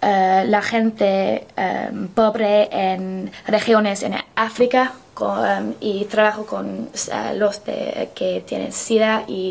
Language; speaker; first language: Spanish; non-native, learner; English